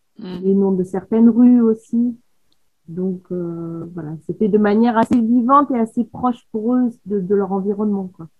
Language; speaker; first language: French; native; French